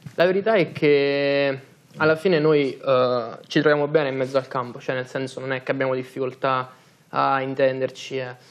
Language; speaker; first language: Italian; native; Italian